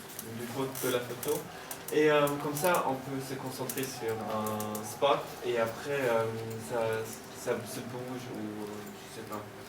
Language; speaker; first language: French; non-native, learner; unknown